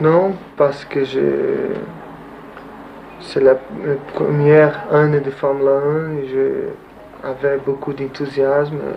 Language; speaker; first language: French; non-native, learner; Portuguese